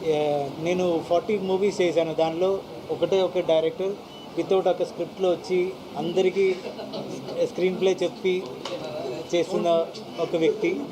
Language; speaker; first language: Telugu; non-native, learner; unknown